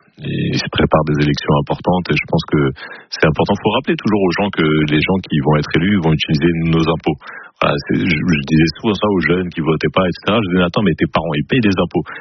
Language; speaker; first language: French; native; French